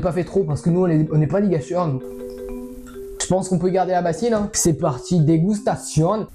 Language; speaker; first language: French; native; French